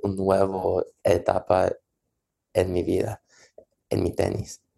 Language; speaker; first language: Spanish; early bilingual, heritage; Spanish